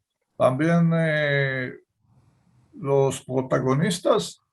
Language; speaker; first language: Spanish; non-native, fluent; Hebrew